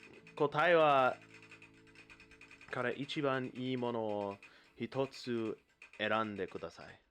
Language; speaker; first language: Japanese; non-native, learner; English